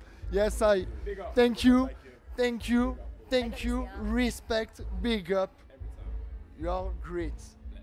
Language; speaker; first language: English; non-native, learner; French